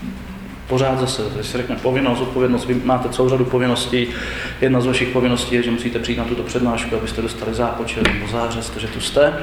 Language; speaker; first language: Czech; native; Czech